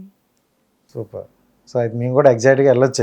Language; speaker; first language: Telugu; native; Telugu